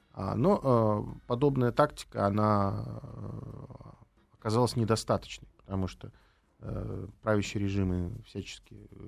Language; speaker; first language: Russian; native; Russian